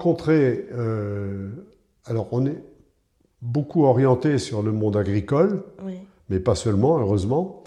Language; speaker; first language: French; native; French